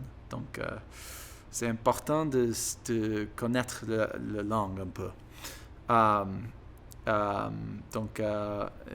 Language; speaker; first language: French; non-native, learner; English